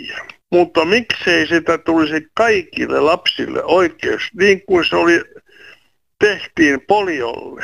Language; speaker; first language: Finnish; native; Finnish